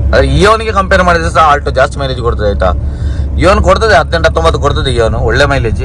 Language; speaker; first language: Kannada; non-native, local second language; Tulu